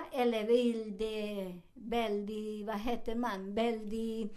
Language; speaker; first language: Swedish; non-native, learner; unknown